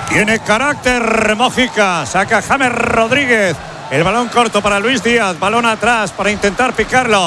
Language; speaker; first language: Spanish; native; Spanish